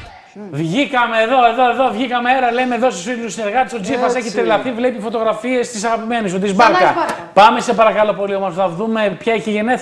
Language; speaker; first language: Greek; native; Greek